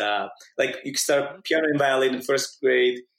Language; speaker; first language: English; non-native, fluent; Romanian